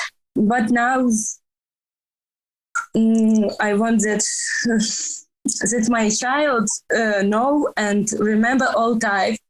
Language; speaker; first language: English; non-native, learner; Ukrainian